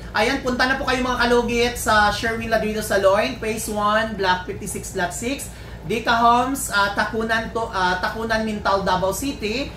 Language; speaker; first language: Filipino; non-native, local second language; Cebuano